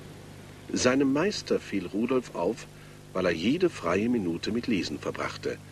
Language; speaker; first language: German; native; German